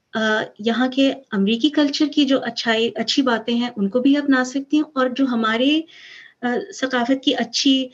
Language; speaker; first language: Urdu; early bilingual, heritage; Urdu